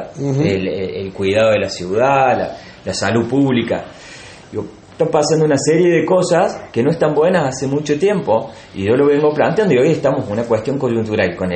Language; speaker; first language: Spanish; native; Spanish